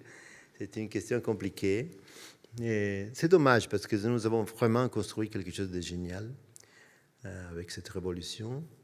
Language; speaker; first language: French; non-native, fluent; Italian